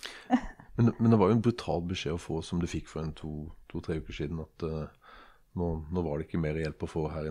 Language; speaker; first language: Norwegian; native; Norwegian